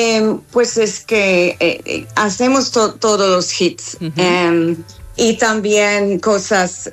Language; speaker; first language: Spanish; non-native, fluent; English